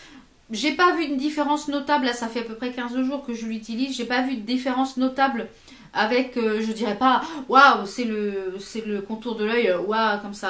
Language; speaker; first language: French; native; French